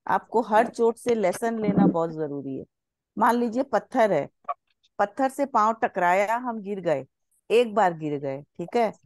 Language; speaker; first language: Hindi; non-native, local second language; Bangla